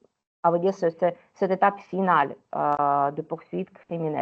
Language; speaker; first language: French; non-native, fluent; Ukrainian